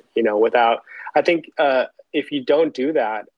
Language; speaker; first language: English; early bilingual, other home language; Chinese